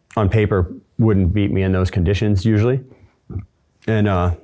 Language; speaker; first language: English; native; English